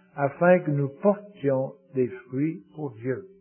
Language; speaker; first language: French; native; French